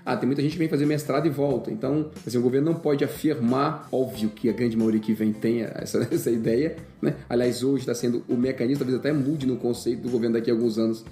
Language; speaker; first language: Portuguese; native; Portuguese